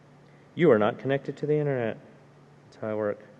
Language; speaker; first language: English; native; English